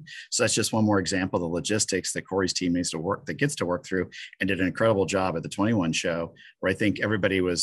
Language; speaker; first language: English; native; English